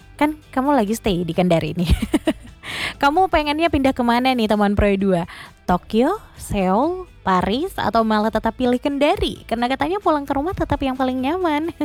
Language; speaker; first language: Indonesian; native; Indonesian